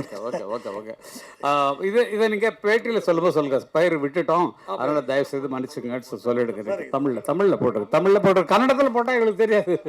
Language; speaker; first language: Tamil; native; Tamil